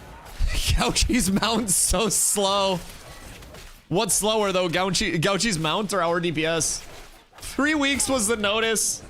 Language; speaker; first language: English; native; English